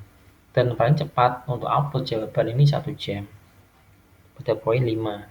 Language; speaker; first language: Indonesian; native; Indonesian